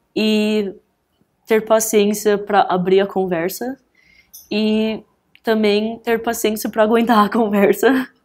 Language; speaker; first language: Portuguese; early bilingual, heritage; English